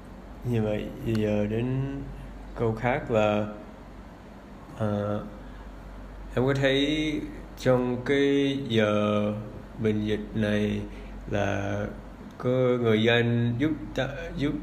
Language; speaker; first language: Vietnamese; early bilingual, heritage; English